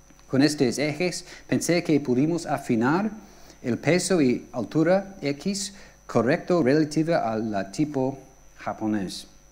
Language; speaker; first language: Spanish; non-native, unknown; English